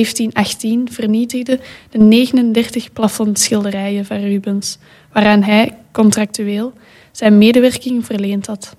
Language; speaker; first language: Dutch; native; Dutch